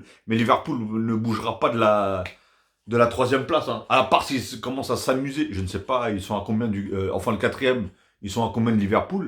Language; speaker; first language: French; native; French